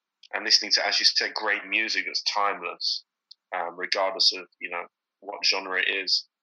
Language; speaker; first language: English; native; English